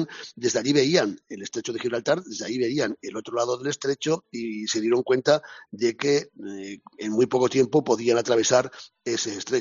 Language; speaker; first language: Spanish; native; Spanish